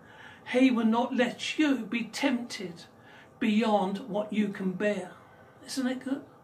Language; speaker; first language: English; native; English